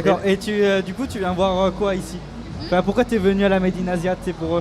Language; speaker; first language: French; native; French